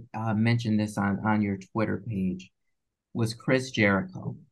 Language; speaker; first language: English; native; English